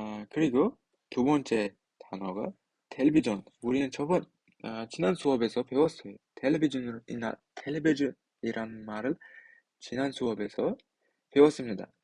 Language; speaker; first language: Korean; non-native, fluent; Uzbek